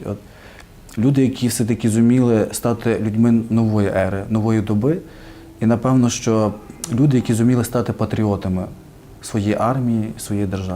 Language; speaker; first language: Ukrainian; native; Ukrainian